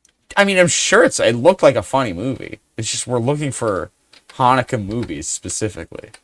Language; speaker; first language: English; native; English